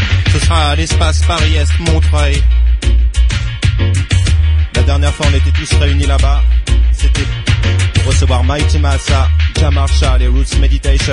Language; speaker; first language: French; native; French